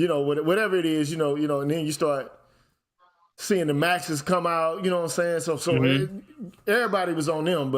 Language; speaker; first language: English; native; English